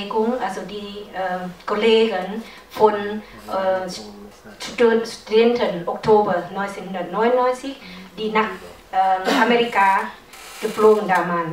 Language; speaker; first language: German; non-native, learner; Lao